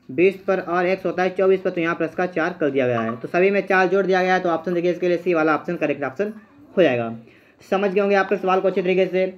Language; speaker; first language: Hindi; native; Hindi